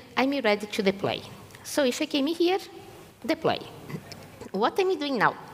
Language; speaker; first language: English; non-native, fluent; Portuguese